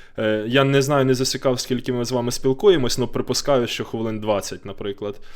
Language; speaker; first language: Ukrainian; native; Ukrainian